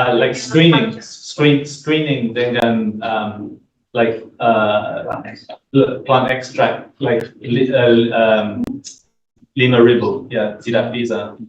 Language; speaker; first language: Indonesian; non-native, learner; English